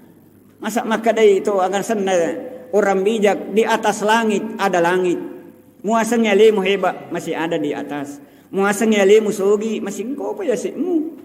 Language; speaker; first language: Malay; non-native, local second language; Buginese